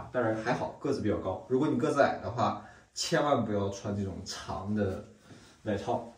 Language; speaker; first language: Chinese; native; Chinese